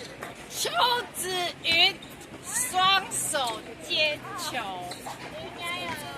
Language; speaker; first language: Chinese; native; Chinese